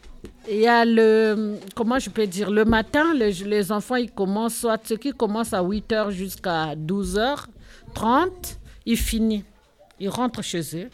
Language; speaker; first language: French; non-native, local second language; Lingala